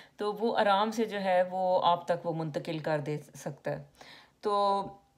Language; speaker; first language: Urdu; native; Urdu